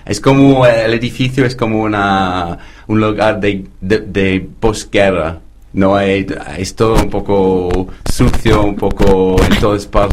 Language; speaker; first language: Spanish; non-native, fluent; English